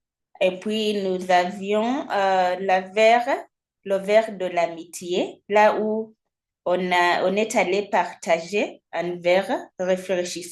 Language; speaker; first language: French; non-native, fluent; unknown